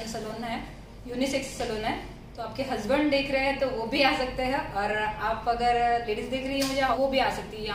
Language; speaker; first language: Hindi; native; Hindi